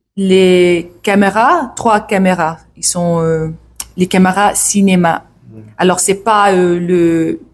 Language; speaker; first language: French; non-native, learner; English